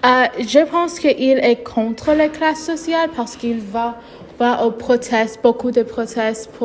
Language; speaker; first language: French; non-native, learner; English